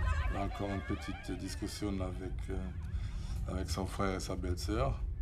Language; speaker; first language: French; non-native, fluent; German